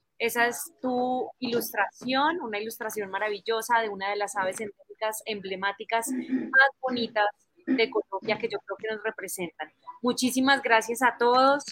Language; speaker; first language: Spanish; native; Spanish